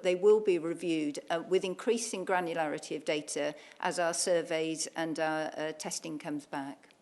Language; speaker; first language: English; native; English